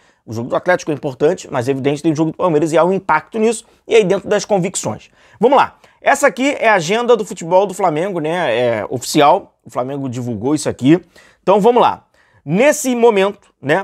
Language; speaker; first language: Portuguese; native; Portuguese